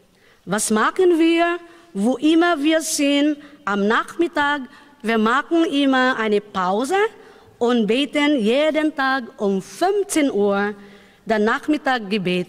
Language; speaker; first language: German; non-native, learner; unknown